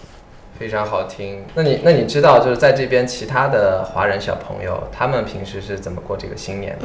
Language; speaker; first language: Chinese; native; Chinese